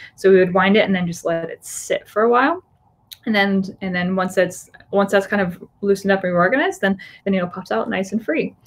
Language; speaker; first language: English; native; English